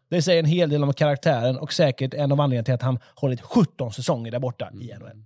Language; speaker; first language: Swedish; native; Swedish